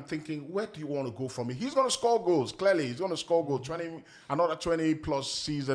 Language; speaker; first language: English; non-native, local second language; Ibibio